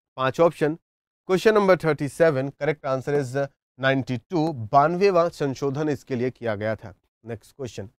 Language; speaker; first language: Hindi; native; Hindi